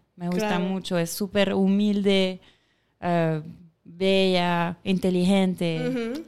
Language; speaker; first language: Spanish; non-native, fluent; French